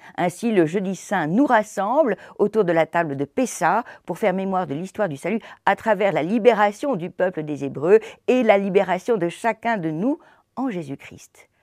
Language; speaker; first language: French; native; French